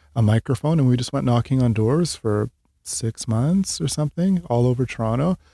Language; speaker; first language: English; native; English